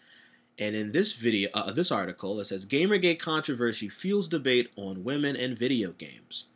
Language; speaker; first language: English; native; English